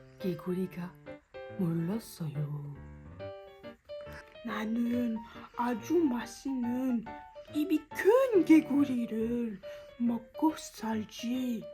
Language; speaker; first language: Korean; early bilingual, heritage; French